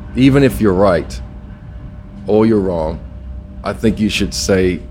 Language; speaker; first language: English; native; English